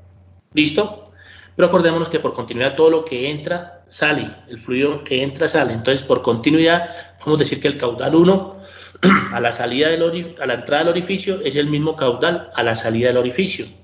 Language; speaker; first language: Spanish; native; Spanish